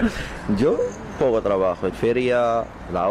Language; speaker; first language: Spanish; non-native, learner; Arabic